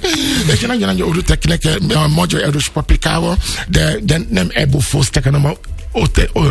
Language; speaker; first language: Hungarian; non-native, fluent; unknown